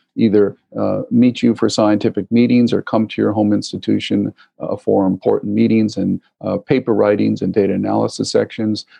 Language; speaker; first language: English; native; English